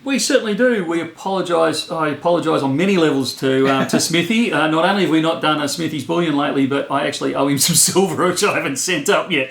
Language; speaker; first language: English; native; English